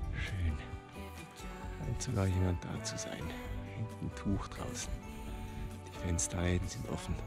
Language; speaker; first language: German; native; German